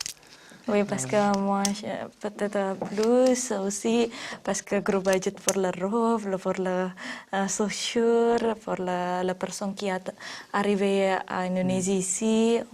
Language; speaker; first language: French; non-native, learner; Indonesian